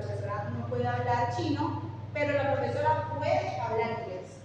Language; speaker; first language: Spanish; non-native, fluent; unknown